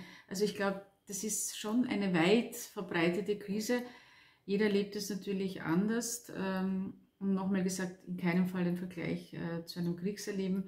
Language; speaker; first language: German; native; German